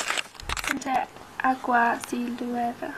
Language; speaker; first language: Spanish; non-native, learner; English